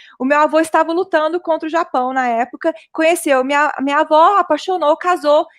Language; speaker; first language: Portuguese; early bilingual, heritage; Portuguese